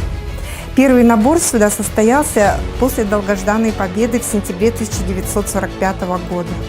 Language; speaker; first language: Russian; native; Russian